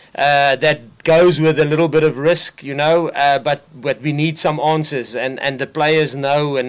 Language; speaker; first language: English; non-native, local second language; Afrikaans